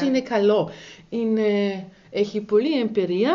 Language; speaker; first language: Greek; non-native, learner; German